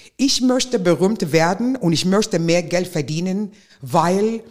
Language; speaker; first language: German; non-native, fluent; English